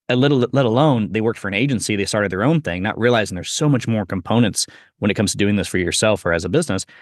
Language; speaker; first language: English; native; English